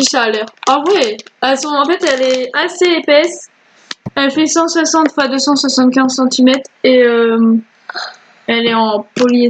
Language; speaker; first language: French; native; French